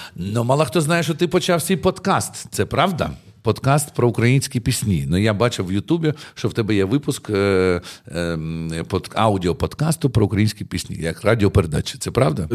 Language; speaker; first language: Ukrainian; native; Ukrainian